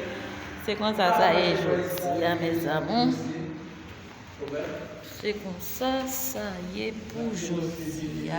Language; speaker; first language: French; non-native, learner; Haitian Creole